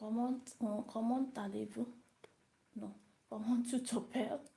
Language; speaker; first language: French; non-native, learner; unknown